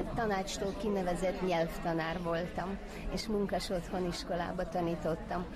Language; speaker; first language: Hungarian; non-native, fluent; Uyghur